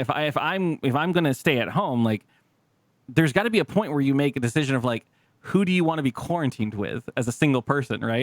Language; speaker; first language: English; native; English